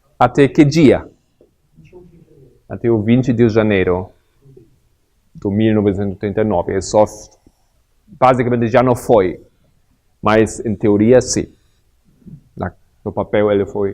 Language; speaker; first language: Portuguese; non-native, fluent; Spanish